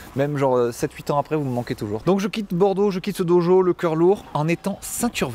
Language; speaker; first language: French; native; French